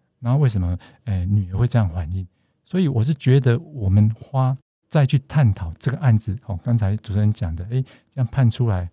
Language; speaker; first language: Chinese; native; Chinese